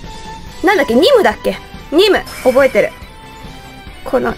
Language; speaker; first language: Japanese; native; Japanese